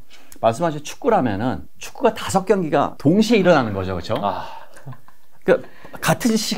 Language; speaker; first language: Korean; native; Korean